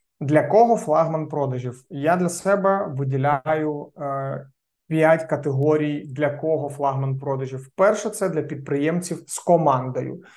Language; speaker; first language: Ukrainian; non-native, local second language; Russian